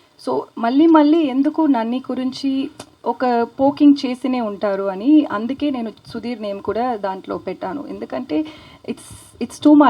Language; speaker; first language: Telugu; non-native, local second language; Tamil